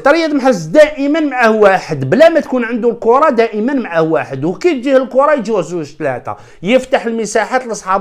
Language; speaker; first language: Arabic; native; Arabic